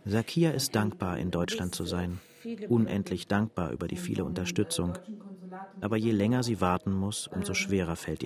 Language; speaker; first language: German; native; German